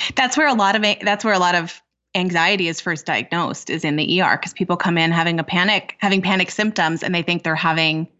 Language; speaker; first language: English; native; English